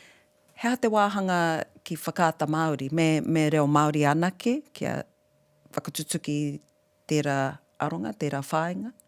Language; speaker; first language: Māori; non-native, local second language; English